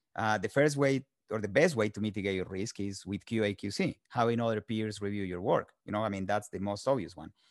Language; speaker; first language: English; non-native, fluent; Spanish